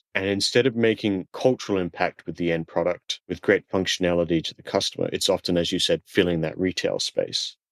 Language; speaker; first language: English; native; English